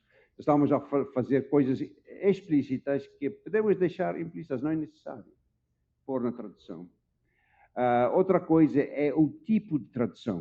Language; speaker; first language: Portuguese; non-native, fluent; Dutch